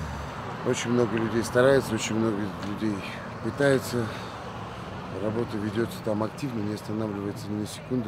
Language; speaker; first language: Russian; non-native, fluent; Armenian